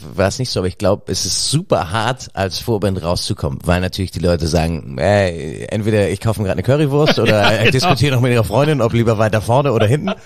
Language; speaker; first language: German; native; German